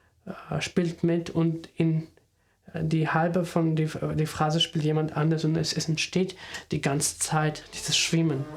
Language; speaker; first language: German; non-native, fluent; Armenian